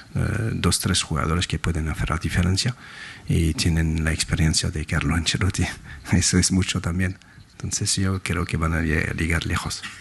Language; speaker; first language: Spanish; non-native, fluent; French